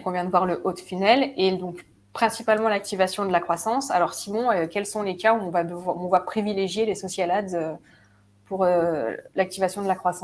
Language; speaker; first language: French; native; French